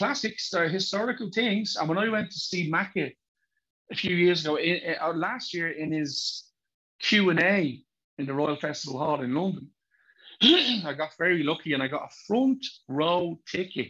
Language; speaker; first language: English; native; English